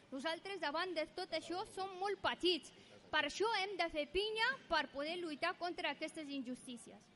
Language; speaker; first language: Catalan; non-native, fluent; Persian